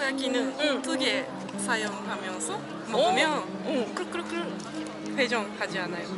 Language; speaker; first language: Korean; non-native, learner; Japanese